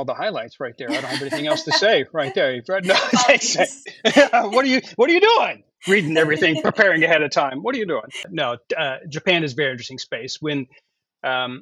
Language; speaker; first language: English; native; English